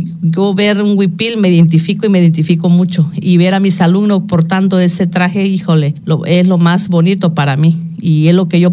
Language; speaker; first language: Spanish; non-native, local second language; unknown